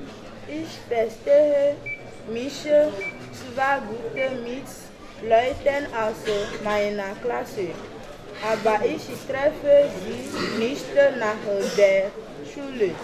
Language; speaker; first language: German; non-native, learner; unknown